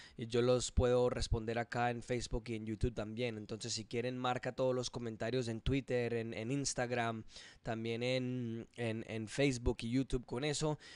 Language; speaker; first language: Spanish; early bilingual, heritage; English